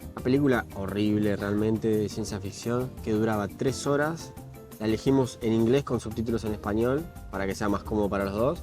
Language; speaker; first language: Spanish; native; Spanish